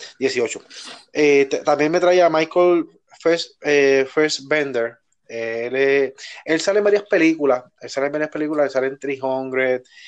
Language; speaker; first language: Spanish; native; Spanish